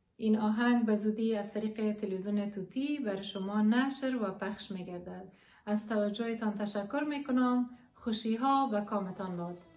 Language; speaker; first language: Persian; native; Persian